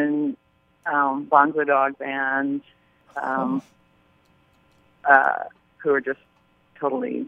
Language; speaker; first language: English; native; English